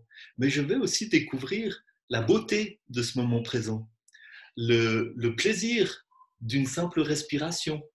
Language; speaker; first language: French; native; French